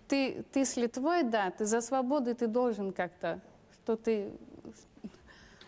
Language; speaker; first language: Russian; non-native, local second language; Lithuanian